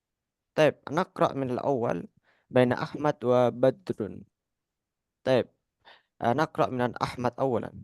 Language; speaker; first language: Arabic; non-native, fluent; Indonesian